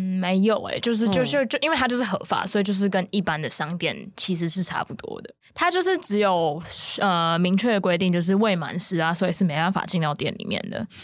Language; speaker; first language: Chinese; native; Chinese